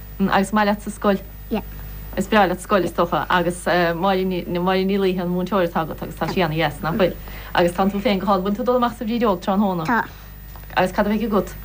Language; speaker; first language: Irish; native; Irish